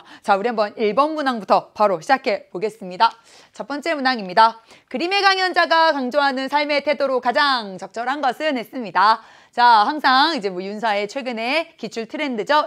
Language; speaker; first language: Korean; native; Korean